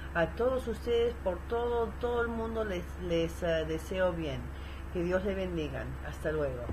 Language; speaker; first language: Spanish; early bilingual, heritage; Spanish